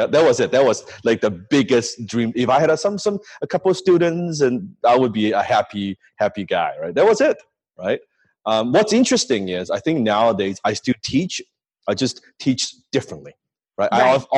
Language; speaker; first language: English; non-native, local second language; Cantonese